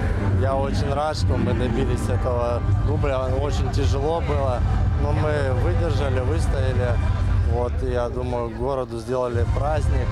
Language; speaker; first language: Russian; native; Russian